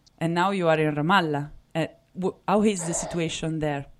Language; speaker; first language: English; non-native, fluent; Italian